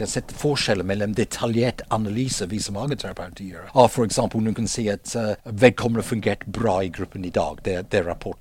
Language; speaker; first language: Norwegian; non-native, fluent; English